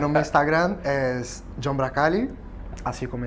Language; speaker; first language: Spanish; non-native, fluent; Portuguese